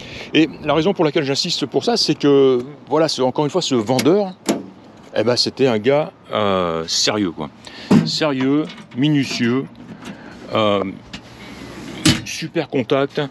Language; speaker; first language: French; native; French